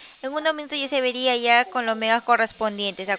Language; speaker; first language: Spanish; native; Spanish